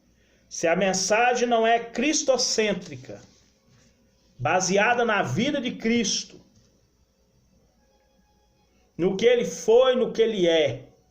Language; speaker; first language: Portuguese; native; Portuguese